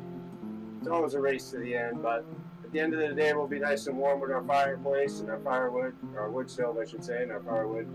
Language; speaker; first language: English; native; English